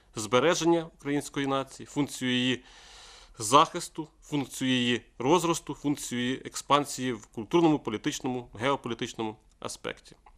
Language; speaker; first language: Ukrainian; native; Ukrainian